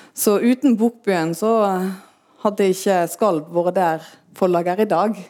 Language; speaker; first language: Norwegian; non-native, fluent; German